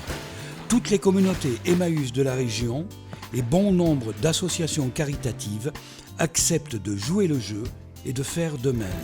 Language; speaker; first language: French; native; French